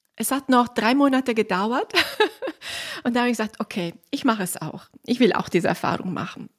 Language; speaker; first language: German; non-native, fluent; Italian